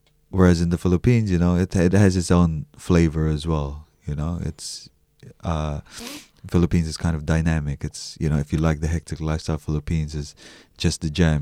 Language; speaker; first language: English; early bilingual, other home language; Chavacano